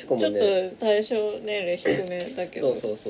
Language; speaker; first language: Japanese; native; Japanese